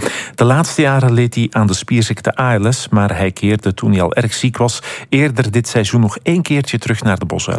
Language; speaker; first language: Dutch; native; Dutch